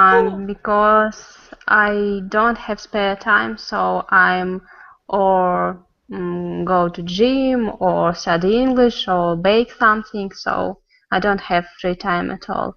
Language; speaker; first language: English; non-native, learner; Russian